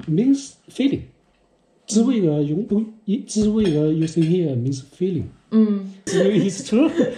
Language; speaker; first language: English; non-native, learner; Chinese